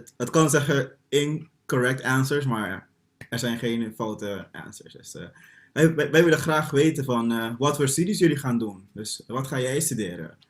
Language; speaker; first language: Dutch; non-native, local second language; Papiamento